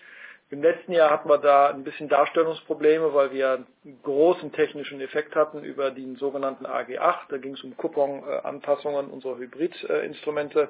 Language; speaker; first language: German; native; German